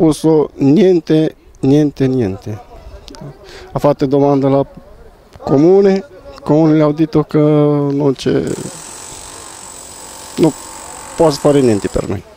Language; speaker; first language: Italian; non-native, learner; Romanian